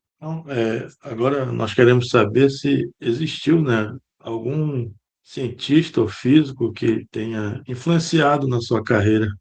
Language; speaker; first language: Portuguese; native; Portuguese